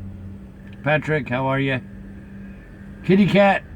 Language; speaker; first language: English; native; English